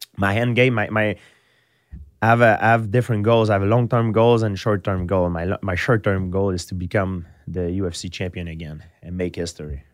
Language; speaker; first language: English; non-native, fluent; French